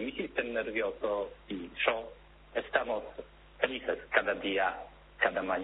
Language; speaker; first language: Spanish; non-native, learner; Polish